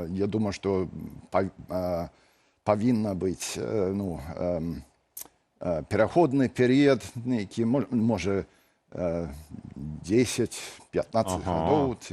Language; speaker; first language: Belarusian; non-native, fluent; English